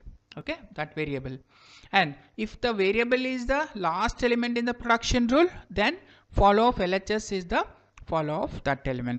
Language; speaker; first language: English; non-native, local second language; Kannada